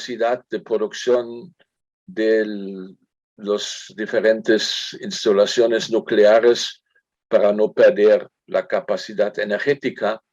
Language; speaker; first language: Spanish; non-native, fluent; German